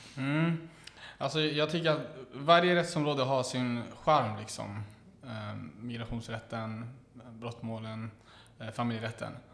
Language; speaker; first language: Swedish; native; Swedish